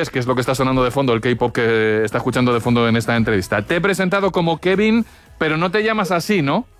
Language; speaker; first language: Spanish; native; Spanish